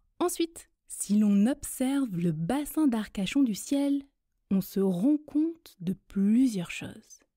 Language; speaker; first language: French; native; French